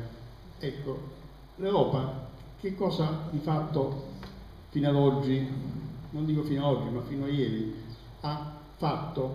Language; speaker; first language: Italian; native; Italian